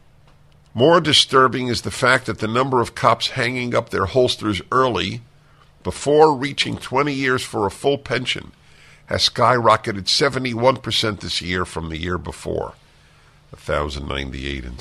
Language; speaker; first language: English; native; English